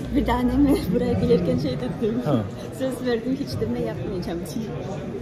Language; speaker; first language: Turkish; non-native, fluent; Russian